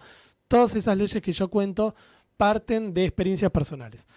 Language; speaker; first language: Spanish; native; Spanish